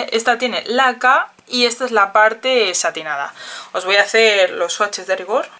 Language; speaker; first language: Spanish; native; Spanish